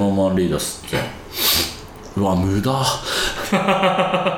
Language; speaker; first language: Japanese; native; Japanese